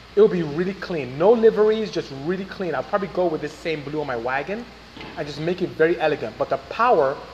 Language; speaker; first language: English; non-native, local second language; Igbo